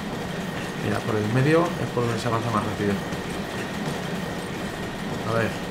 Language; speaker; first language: Spanish; native; Spanish